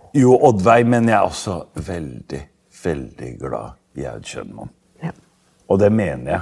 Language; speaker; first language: Norwegian; early bilingual, other home language; Arabic